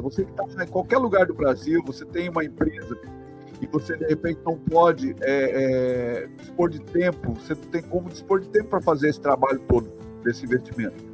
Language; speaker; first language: Portuguese; native; Portuguese